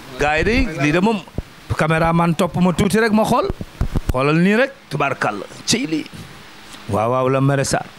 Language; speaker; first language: Wolof; native; Wolof